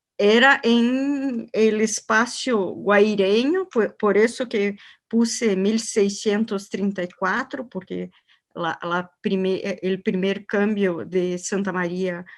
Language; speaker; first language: Spanish; non-native, learner; Portuguese